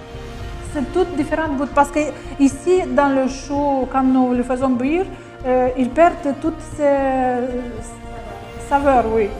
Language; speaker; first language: French; non-native, learner; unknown